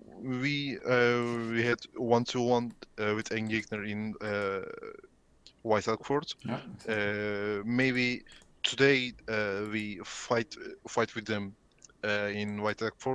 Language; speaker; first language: English; non-native, learner; Turkish